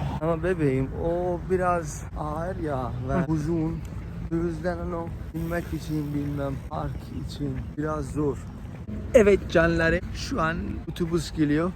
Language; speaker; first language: Turkish; non-native, learner; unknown